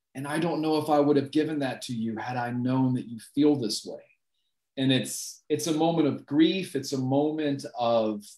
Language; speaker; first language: English; native; English